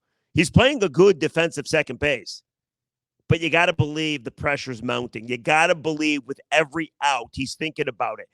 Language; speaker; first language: English; native; English